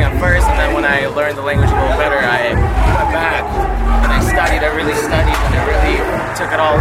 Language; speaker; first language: English; non-native, fluent; Russian